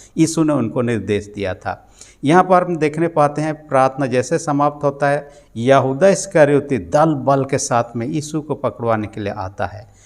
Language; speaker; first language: Hindi; non-native, local second language; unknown